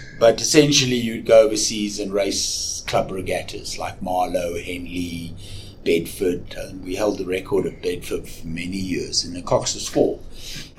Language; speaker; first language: English; native; English